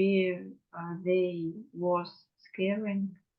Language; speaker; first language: English; non-native, learner; Russian